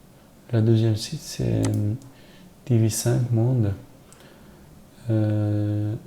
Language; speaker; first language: French; non-native, learner; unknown